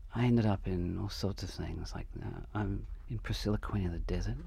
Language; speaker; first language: English; native; English